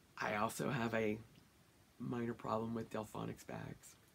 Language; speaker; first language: English; native; English